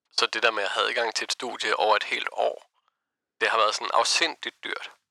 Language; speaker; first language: Danish; native; Danish